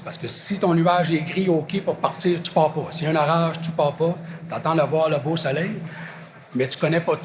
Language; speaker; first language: French; native; French